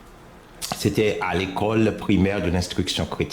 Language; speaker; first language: French; non-native, local second language; Haitian Creole